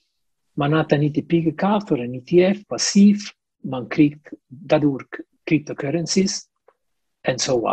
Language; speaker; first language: German; non-native, fluent; Italian